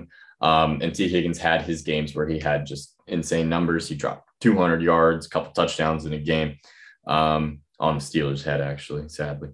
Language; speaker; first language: English; native; English